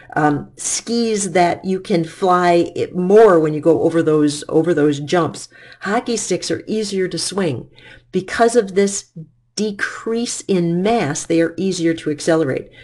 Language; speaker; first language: English; native; English